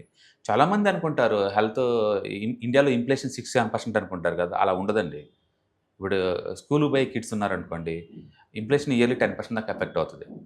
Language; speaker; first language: Telugu; native; Telugu